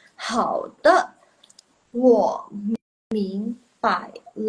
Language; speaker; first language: Chinese; non-native, local second language; Indonesian